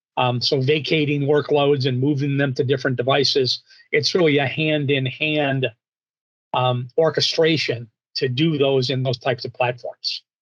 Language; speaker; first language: English; native; English